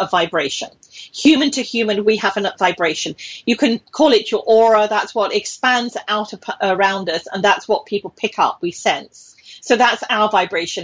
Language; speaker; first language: English; native; English